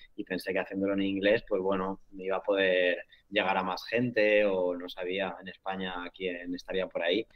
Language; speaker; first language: Spanish; native; Spanish